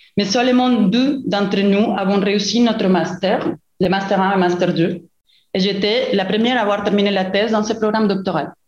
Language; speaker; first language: French; non-native, fluent; Spanish